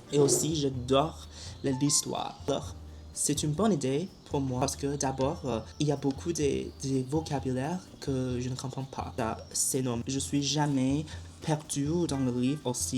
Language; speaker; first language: French; non-native, learner; Chinese